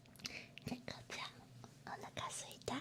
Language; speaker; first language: Japanese; non-native, learner; Chinese